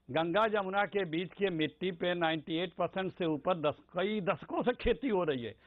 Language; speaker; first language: Hindi; native; Hindi